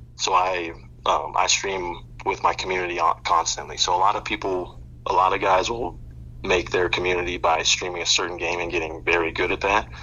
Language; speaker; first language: English; native; English